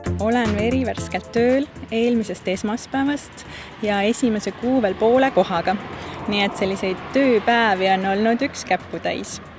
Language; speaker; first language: Estonian; native; Estonian